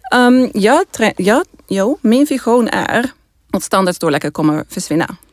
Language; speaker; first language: Swedish; non-native, fluent; Dutch